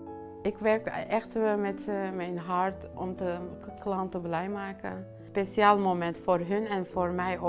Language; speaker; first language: Dutch; non-native, learner; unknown